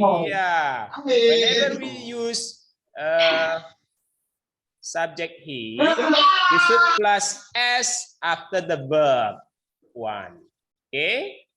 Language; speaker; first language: English; non-native, learner; Indonesian